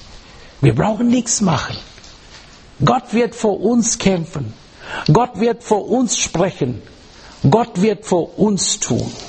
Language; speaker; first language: German; non-native, learner; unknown